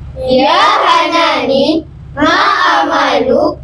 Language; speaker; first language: Arabic; non-native, learner; Malay